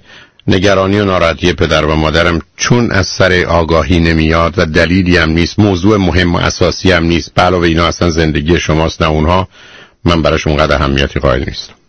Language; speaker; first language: Persian; native; Persian